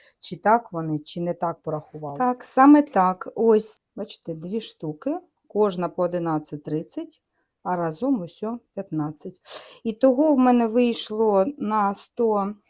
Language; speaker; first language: Ukrainian; native; Ukrainian